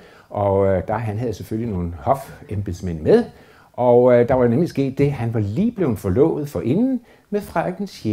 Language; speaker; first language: Danish; native; Danish